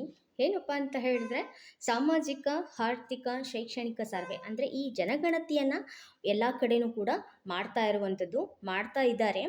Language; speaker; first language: Kannada; native; Kannada